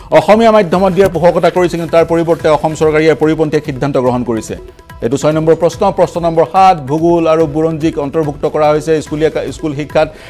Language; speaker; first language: Assamese; native; Assamese